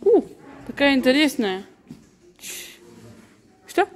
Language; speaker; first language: Russian; non-native, learner; English